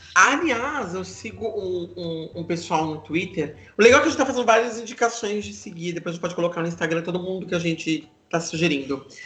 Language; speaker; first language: Portuguese; native; Portuguese